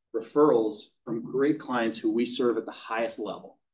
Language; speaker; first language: English; native; English